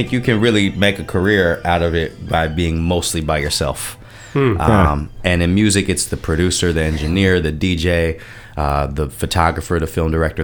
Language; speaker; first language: English; early bilingual, other home language; Japanese